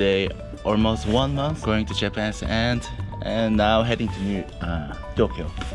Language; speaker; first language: English; non-native, learner; Korean